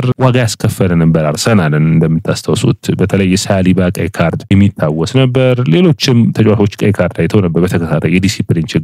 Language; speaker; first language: Amharic; native; Amharic